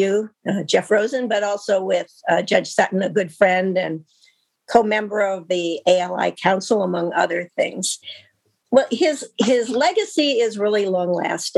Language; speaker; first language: English; native; English